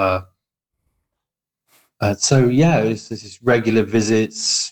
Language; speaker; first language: English; native; English